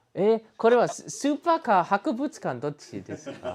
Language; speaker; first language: Japanese; non-native, learner; English